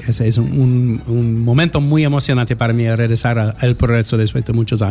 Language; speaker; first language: Spanish; non-native, learner; English